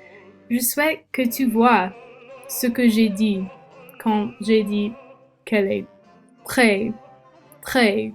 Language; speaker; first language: French; non-native, learner; English